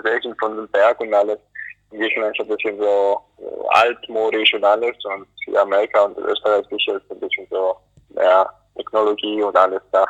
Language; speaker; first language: German; non-native, fluent; English